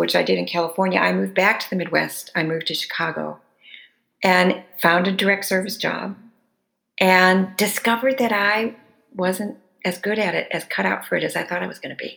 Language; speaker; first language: English; native; English